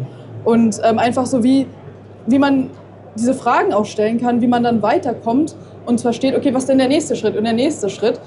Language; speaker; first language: German; native; German